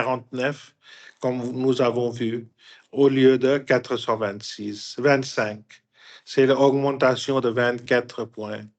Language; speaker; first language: French; non-native, fluent; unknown